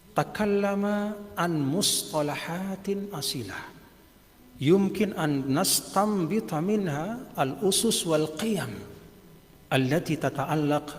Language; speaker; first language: Arabic; non-native, fluent; Indonesian